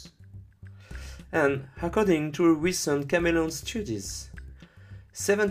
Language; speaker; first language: English; non-native, fluent; French